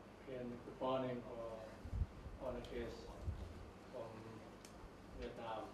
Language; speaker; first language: English; non-native, learner; Thai